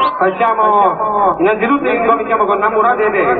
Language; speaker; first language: Italian; native; Italian